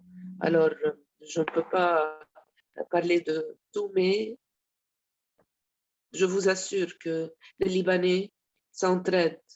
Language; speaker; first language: French; non-native, local second language; Arabic